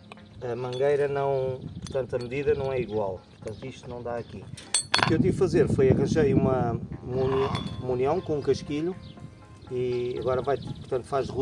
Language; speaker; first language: Portuguese; native; Portuguese